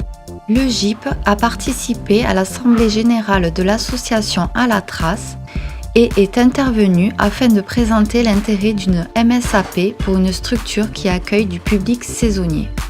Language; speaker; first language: French; native; French